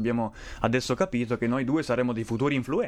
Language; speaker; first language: Italian; native; Italian